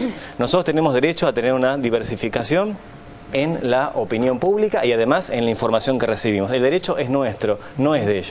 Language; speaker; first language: Spanish; native; Spanish